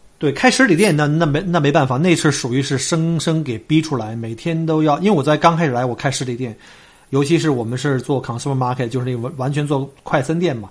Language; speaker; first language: Chinese; native; Chinese